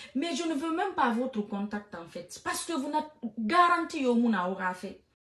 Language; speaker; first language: French; non-native, local second language; Fula